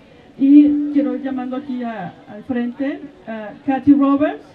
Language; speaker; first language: Spanish; native; Spanish